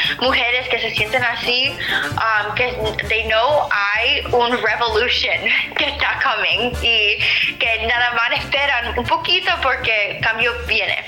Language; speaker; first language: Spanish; early bilingual, heritage; English